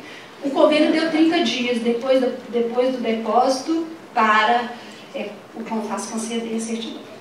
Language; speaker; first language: Portuguese; native; Portuguese